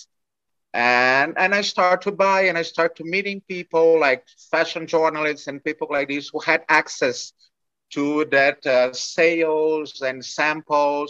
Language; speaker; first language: English; non-native, fluent; Portuguese